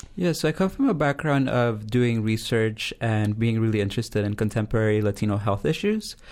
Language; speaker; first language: English; early bilingual, other home language; Spanish